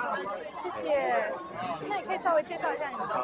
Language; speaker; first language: Chinese; early bilingual, heritage; Chinese